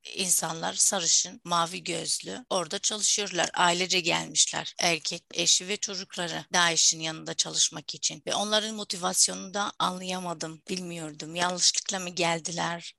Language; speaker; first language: Turkish; non-native, fluent; Arabic